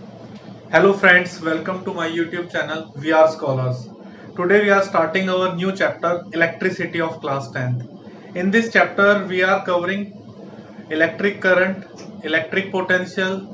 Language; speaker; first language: English; non-native, local second language; Hindi